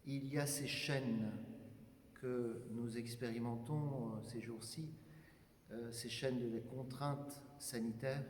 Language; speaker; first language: French; native; French